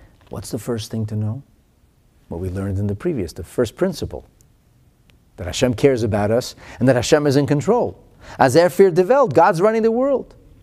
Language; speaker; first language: English; early bilingual, other home language; German